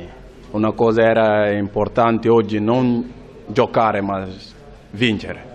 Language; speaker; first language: Italian; non-native, learner; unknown